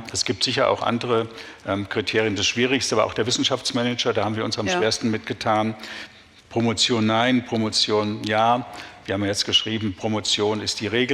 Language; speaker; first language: German; native; German